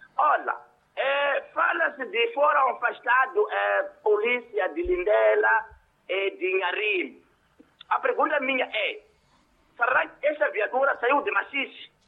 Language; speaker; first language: Portuguese; non-native, local second language; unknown